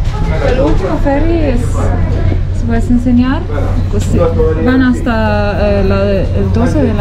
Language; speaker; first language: Spanish; non-native, fluent; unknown